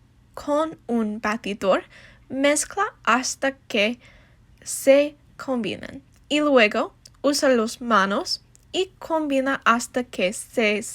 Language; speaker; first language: Spanish; non-native, learner; English